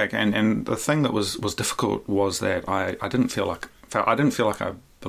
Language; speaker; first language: English; native; English